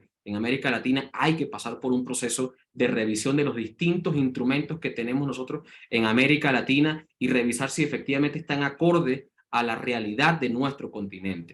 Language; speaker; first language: Spanish; native; Spanish